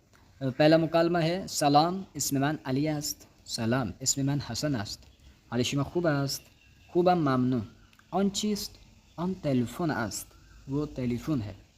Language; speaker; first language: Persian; non-native, fluent; Urdu